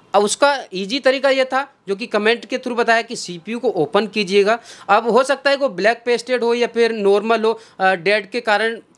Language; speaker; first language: Hindi; native; Hindi